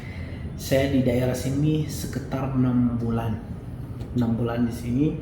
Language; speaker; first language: Indonesian; non-native, fluent; Arabic